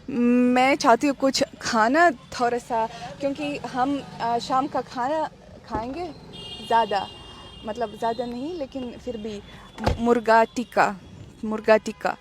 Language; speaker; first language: Hindi; non-native, fluent; Russian